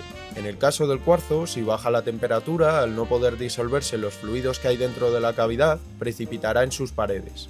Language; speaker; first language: Spanish; native; Spanish